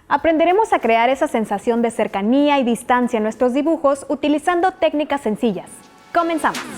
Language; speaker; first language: Spanish; native; Spanish